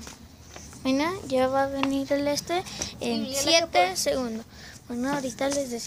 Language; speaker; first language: Spanish; native; Spanish